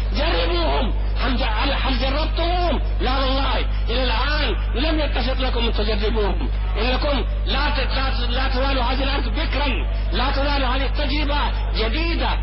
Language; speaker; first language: Arabic; non-native, fluent; Urdu